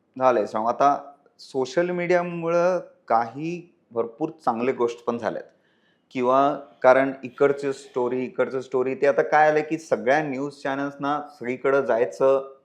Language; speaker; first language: Marathi; native; Marathi